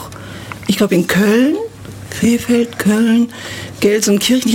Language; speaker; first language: German; native; German